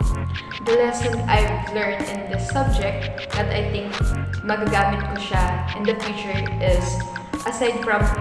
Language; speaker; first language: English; non-native, local second language; Filipino